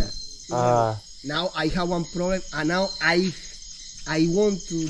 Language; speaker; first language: English; non-native, learner; Spanish